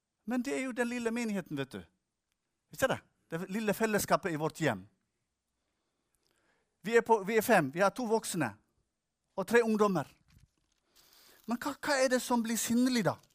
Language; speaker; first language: Norwegian; non-native, fluent; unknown